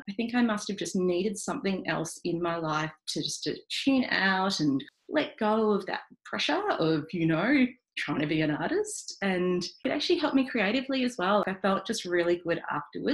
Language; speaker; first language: English; native; English